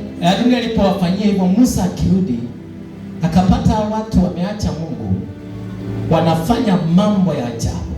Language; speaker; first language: Swahili; non-native, local second language; Luyia